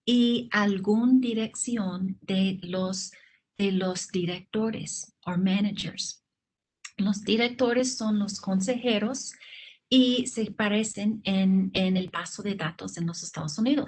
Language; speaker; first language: Spanish; non-native, fluent; English